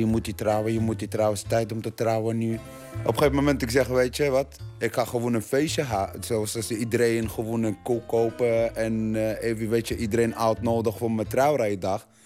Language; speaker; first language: Dutch; non-native, learner; Arabic